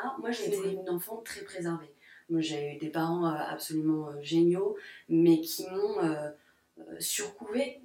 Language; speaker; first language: French; native; French